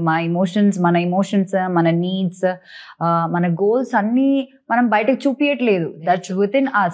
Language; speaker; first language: Telugu; non-native, fluent; Malayalam